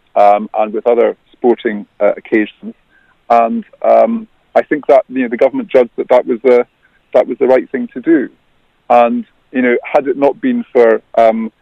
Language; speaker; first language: English; native; English